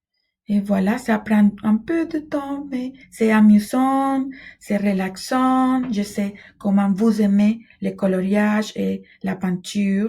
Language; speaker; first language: French; non-native, fluent; Spanish